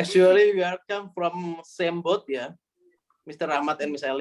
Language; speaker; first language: English; non-native, learner; Indonesian